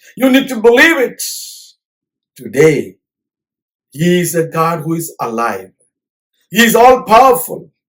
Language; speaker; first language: English; non-native, local second language; Tamil